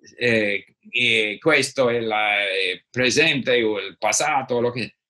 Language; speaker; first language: Italian; non-native, learner; English